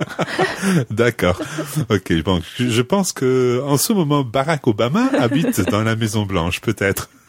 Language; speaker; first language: French; non-native, fluent; English